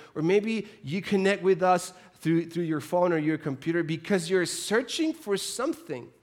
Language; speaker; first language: English; non-native, fluent; Spanish